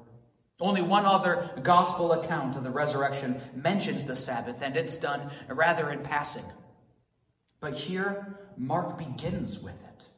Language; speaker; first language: English; native; English